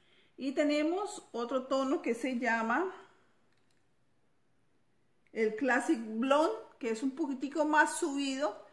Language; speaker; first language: Spanish; native; Spanish